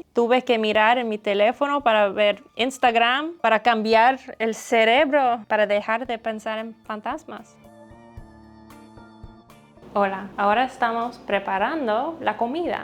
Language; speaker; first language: Spanish; non-native, learner; English